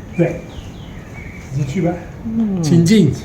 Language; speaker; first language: Chinese; non-native, fluent; Italian